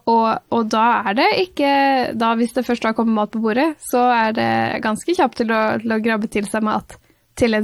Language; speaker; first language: Norwegian; native; Norwegian